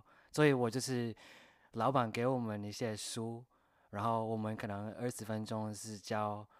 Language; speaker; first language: Chinese; non-native, fluent; English